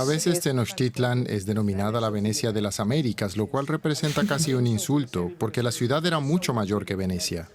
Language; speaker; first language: Spanish; native; Spanish